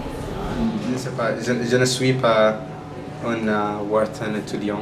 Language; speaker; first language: French; non-native, learner; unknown